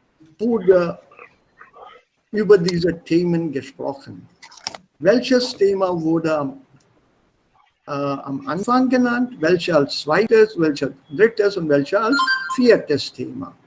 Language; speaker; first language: German; non-native, fluent; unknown